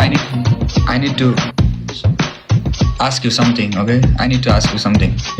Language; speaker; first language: English; non-native, learner; Nepali